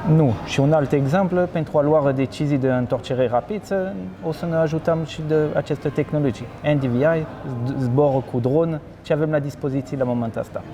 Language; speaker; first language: Romanian; non-native, fluent; French